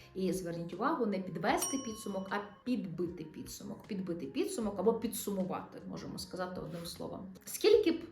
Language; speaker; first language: Ukrainian; non-native, local second language; Russian